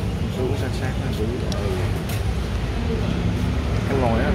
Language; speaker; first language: Vietnamese; native; Vietnamese